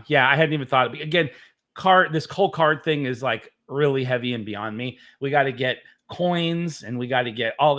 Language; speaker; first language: English; native; English